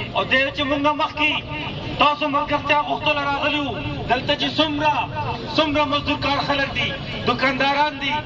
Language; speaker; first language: Pashto; non-native, local second language; Northern Hindko